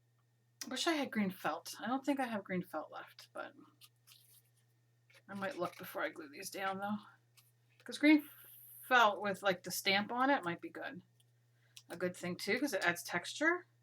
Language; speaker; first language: English; native; English